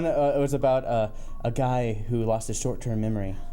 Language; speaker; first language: English; native; English